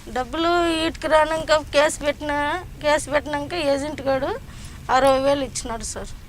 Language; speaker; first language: Telugu; native; Telugu